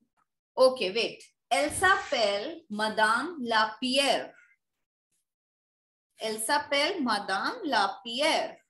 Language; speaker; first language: French; non-native, fluent; Hindi